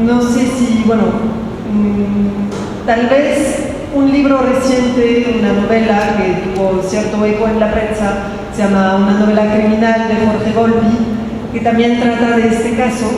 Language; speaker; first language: Spanish; non-native, fluent; French